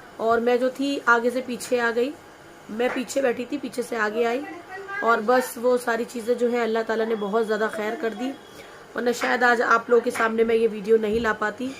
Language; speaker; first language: Hindi; native; Hindi